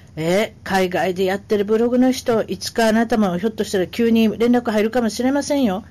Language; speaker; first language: Japanese; native; Japanese